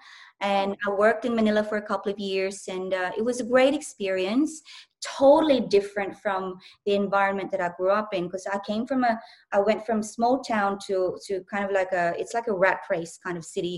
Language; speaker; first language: English; non-native, local second language; Cebuano